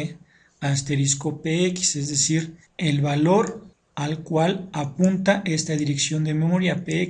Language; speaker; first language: Spanish; native; Spanish